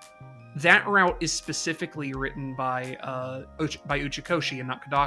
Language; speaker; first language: English; native; English